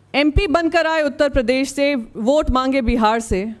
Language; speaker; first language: Hindi; native; Hindi